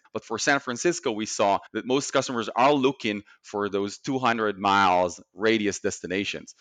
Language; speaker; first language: English; non-native, fluent; Hebrew